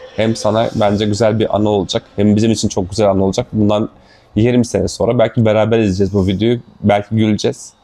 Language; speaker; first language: Turkish; native; Turkish